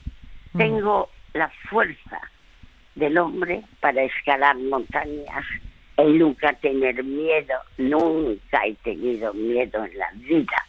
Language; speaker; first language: Spanish; early bilingual, other home language; French